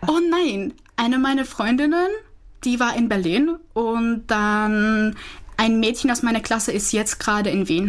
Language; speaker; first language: German; non-native, fluent; Czech